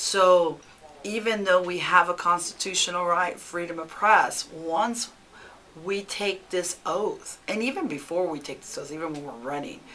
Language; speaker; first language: English; early bilingual, other home language; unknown